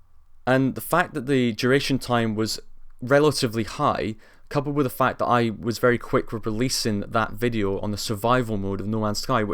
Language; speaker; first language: English; native; English